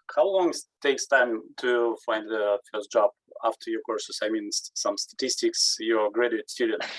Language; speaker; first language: English; non-native, learner; Russian